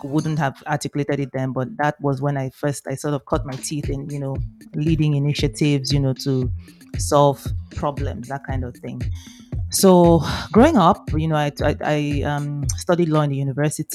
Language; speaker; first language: English; non-native, local second language; Yoruba